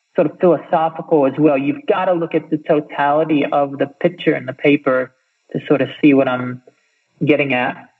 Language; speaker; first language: English; native; English